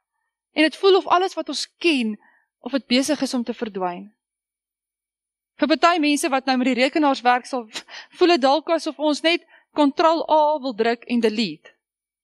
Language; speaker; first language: Afrikaans; native; Afrikaans